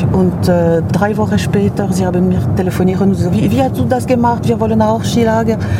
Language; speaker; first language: German; non-native, local second language; French